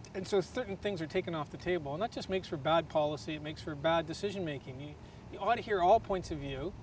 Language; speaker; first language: English; native; English